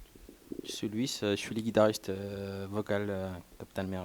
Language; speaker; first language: French; non-native, fluent; Spanish